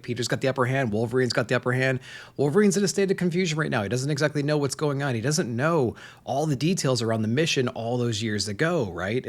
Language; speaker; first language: English; native; English